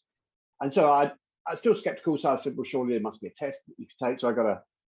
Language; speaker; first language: English; native; English